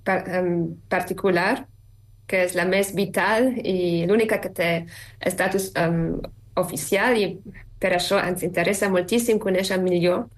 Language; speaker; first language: Catalan; non-native, fluent; German